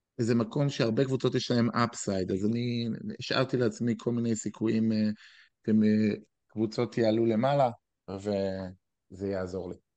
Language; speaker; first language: Hebrew; native; Hebrew